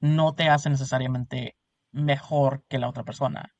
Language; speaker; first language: Spanish; early bilingual, heritage; Spanish